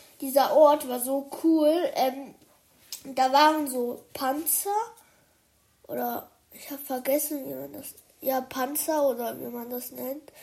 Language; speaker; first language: German; early bilingual, other home language; Chinese